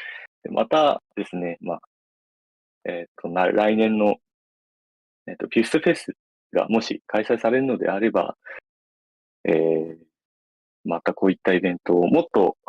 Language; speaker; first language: Japanese; native; Japanese